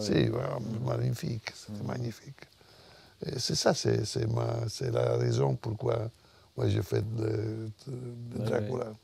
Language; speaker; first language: French; non-native, fluent; Italian